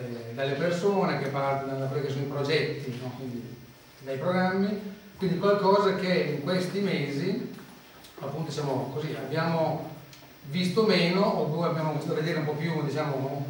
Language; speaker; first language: Italian; native; Italian